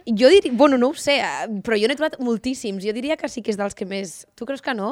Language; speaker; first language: Catalan; native; Catalan